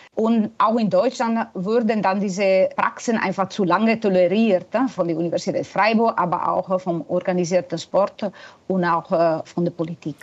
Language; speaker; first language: German; non-native, fluent; Italian